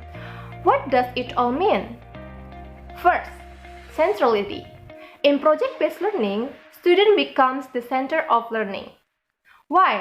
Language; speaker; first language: English; non-native, learner; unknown